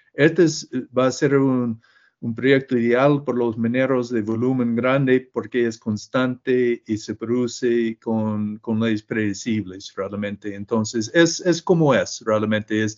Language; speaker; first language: Spanish; non-native, learner; English